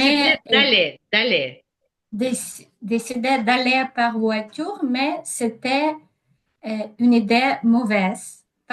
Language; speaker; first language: French; non-native, learner; Ukrainian